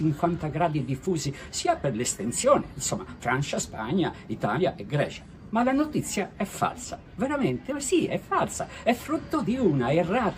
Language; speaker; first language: Italian; native; Italian